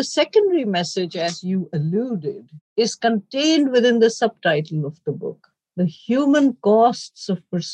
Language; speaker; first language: English; non-native, local second language; Urdu